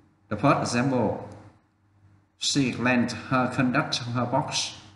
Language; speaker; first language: English; non-native, fluent; Vietnamese